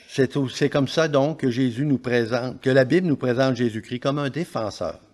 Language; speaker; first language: French; native; French